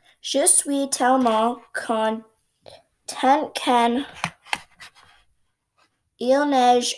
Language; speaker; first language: French; non-native, learner; English